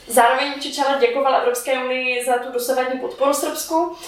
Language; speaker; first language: Czech; native; Czech